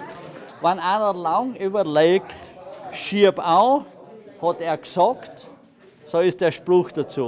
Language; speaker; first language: German; native; German